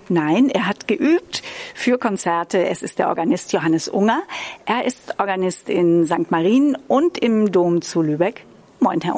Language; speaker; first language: German; native; German